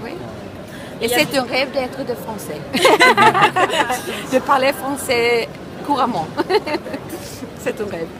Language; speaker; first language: French; non-native, learner; Swedish